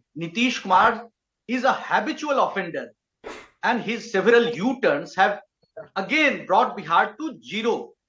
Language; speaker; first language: English; non-native, local second language; Hindi